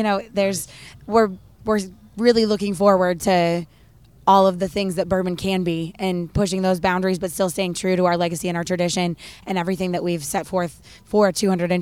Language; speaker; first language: English; native; English